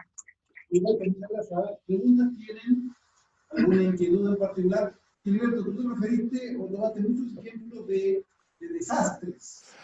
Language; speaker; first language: Spanish; native; Spanish